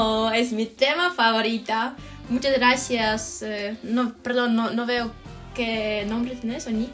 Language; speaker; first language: Spanish; non-native, fluent; Ukrainian